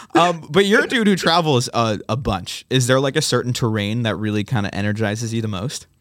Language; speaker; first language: English; native; English